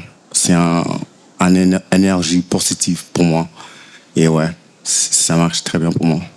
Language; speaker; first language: French; non-native, fluent; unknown